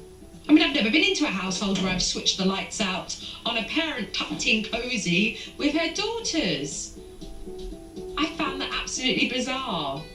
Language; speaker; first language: English; native; English